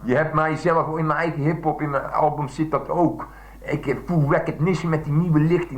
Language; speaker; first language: Dutch; native; Dutch